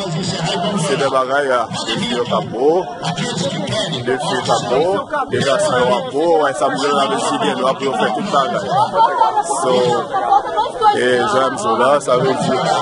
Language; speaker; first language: French; non-native, local second language; Haitian Creole